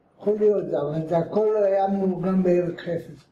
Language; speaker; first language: Hebrew; non-native, fluent; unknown